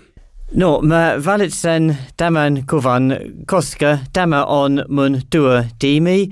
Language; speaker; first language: Finnish; non-native, learner; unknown